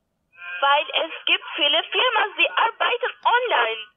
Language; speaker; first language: German; non-native, learner; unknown